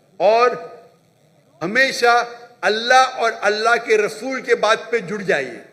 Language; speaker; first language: Hindi; non-native, local second language; Konkani